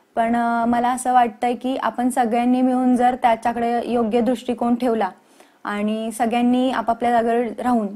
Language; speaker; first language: Marathi; native; Marathi